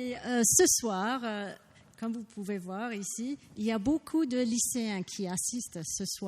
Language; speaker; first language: French; non-native, learner; English